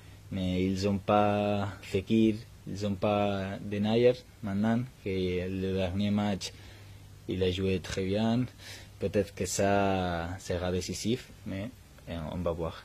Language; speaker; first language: French; non-native, learner; Spanish